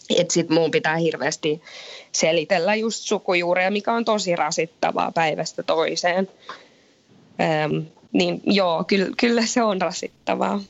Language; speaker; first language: Finnish; native; Finnish